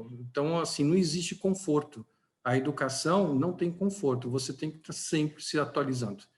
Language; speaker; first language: Portuguese; native; Portuguese